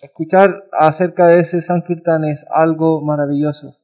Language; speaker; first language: Spanish; native; Spanish